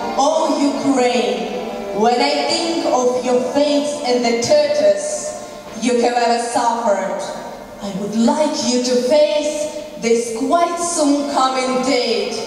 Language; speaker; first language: English; non-native, learner; Ukrainian